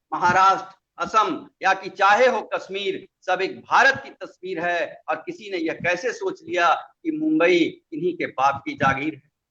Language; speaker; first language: Hindi; non-native, local second language; Magahi